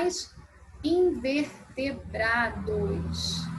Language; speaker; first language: Portuguese; native; Portuguese